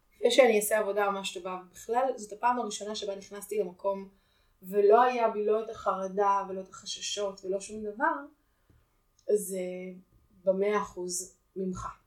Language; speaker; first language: Hebrew; native; Hebrew